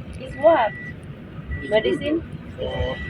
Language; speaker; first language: English; non-native, learner; Bangla